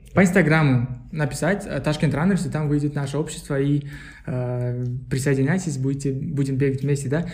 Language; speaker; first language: Russian; non-native, local second language; Uzbek